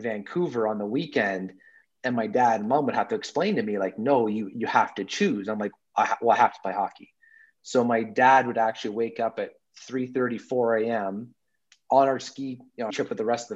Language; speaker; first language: English; native; English